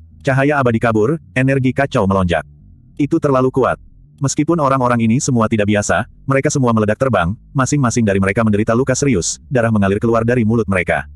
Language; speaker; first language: Indonesian; native; Indonesian